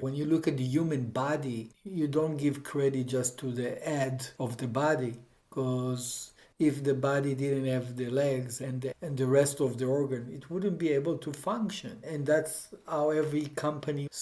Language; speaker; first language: English; non-native, fluent; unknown